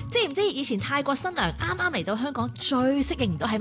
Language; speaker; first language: Cantonese; native; Cantonese